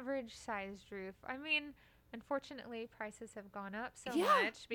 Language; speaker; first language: English; native; English